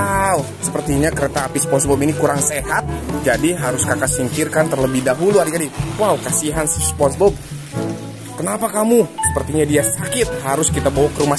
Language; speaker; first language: Indonesian; native; Indonesian